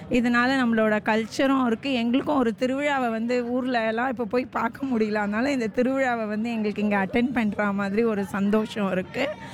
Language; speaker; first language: Tamil; native; Tamil